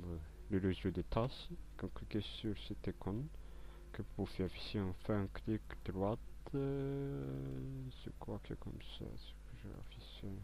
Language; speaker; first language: French; non-native, local second language; Malagasy